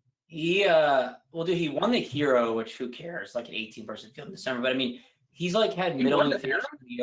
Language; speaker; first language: English; native; English